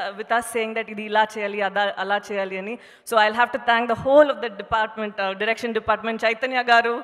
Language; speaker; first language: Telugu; non-native, fluent; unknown